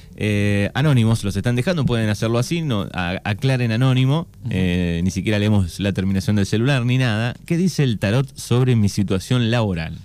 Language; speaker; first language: Spanish; native; Spanish